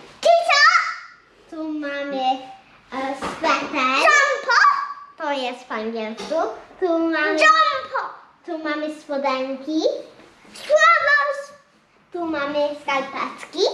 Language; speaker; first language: Polish; early bilingual, heritage; Polish